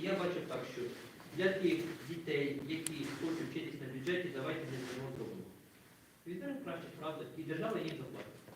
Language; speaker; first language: Ukrainian; native; Ukrainian